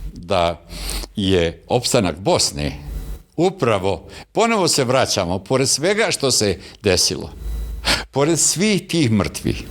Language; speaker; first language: Bosnian; native; Bosnian